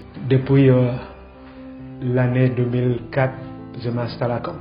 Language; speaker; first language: French; non-native, fluent; Indonesian